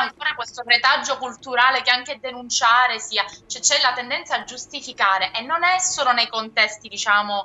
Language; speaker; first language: Italian; native; Italian